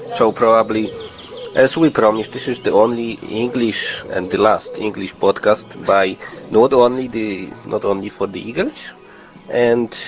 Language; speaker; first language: English; non-native, learner; Polish